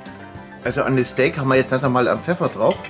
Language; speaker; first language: German; native; German